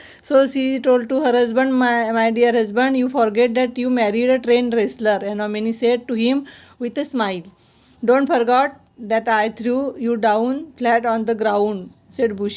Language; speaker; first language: English; non-native, local second language; Marathi